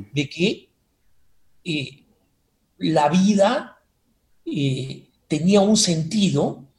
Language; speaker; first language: Spanish; native; Spanish